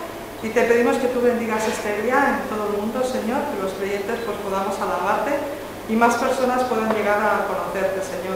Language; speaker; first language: Spanish; native; Spanish